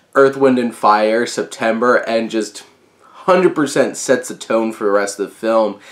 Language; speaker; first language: English; native; English